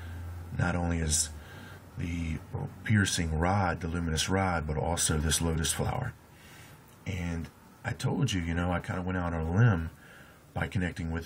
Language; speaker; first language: English; native; English